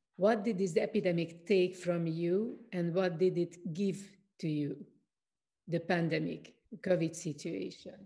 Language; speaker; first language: English; non-native, learner; Hungarian